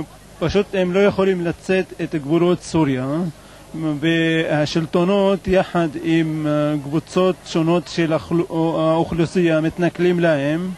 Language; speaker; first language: Hebrew; non-native, fluent; Arabic